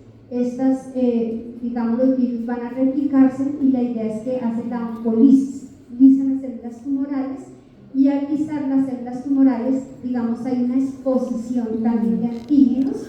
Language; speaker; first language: Spanish; native; Spanish